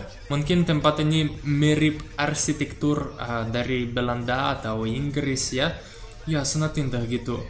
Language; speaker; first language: Indonesian; non-native, learner; Russian